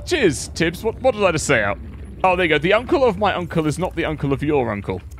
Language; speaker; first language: English; native; English